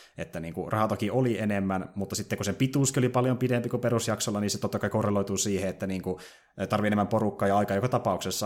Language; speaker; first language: Finnish; native; Finnish